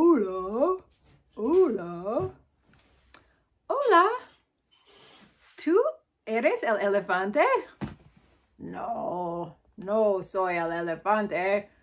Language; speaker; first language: Spanish; non-native, fluent; English